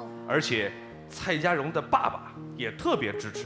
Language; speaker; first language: Chinese; native; Chinese